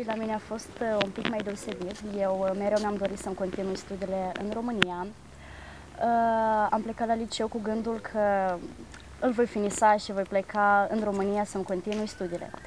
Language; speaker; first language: Romanian; native; Romanian